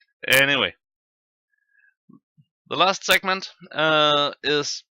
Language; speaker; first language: English; non-native, fluent; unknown